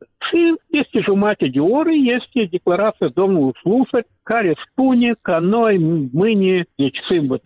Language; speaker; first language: Romanian; non-native, local second language; Russian